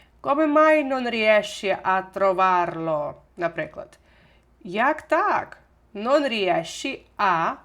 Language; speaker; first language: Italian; non-native, fluent; Ukrainian